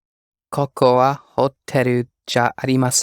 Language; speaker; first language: Japanese; non-native, learner; English